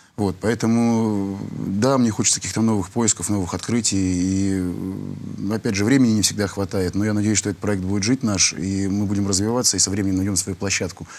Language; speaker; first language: Russian; native; Russian